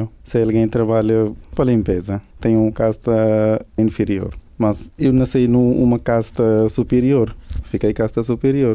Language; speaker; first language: Portuguese; non-native, learner; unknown